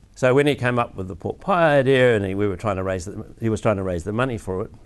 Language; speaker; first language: English; native; English